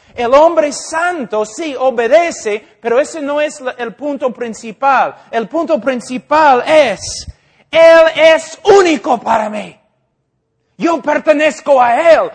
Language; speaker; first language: Spanish; non-native, fluent; English